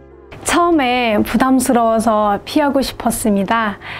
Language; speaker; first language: Korean; non-native, fluent; Burmese